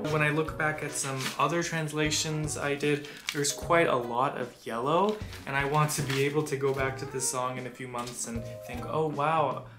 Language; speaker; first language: English; native; English